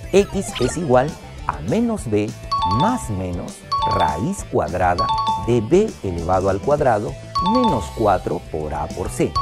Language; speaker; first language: Spanish; native; Spanish